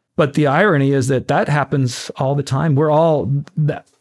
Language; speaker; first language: English; native; English